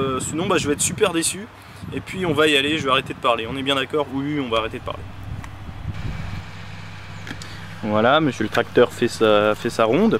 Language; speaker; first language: French; native; French